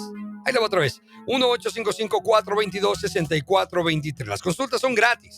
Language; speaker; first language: Spanish; native; Spanish